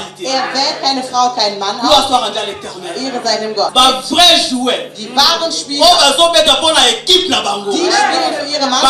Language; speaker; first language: German; non-native, fluent; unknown